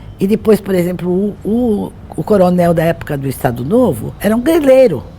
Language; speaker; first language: Portuguese; native; Portuguese